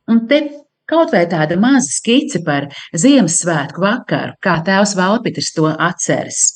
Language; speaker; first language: Latvian; native; Latvian